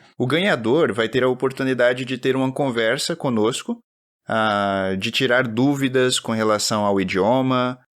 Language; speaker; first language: Portuguese; native; Portuguese